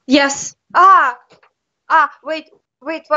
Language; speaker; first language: English; non-native, learner; Russian